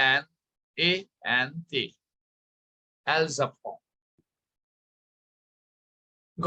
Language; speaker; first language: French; non-native, fluent; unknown